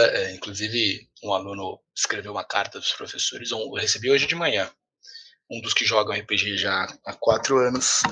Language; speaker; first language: Portuguese; native; Portuguese